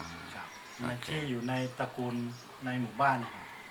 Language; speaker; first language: Thai; non-native, local second language; Hmong